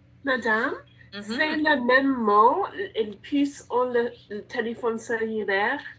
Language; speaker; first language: French; non-native, learner; Spanish